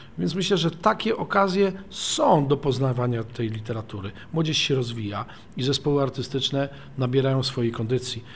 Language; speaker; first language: Polish; native; Polish